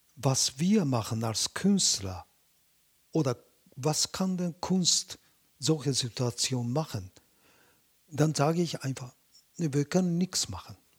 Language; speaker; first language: German; non-native, fluent; Japanese